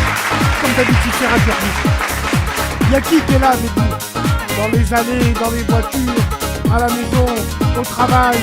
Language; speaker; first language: French; native; French